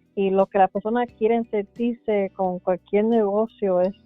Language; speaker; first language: Spanish; early bilingual, heritage; Spanish